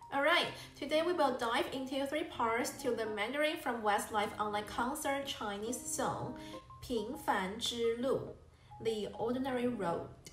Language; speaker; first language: English; non-native, fluent; Chinese